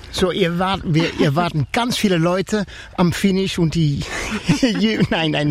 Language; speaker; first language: German; non-native, learner; Dutch